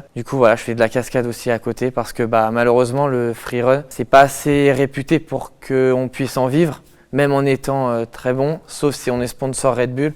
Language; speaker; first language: French; native; French